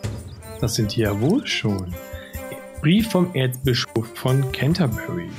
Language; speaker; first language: German; native; German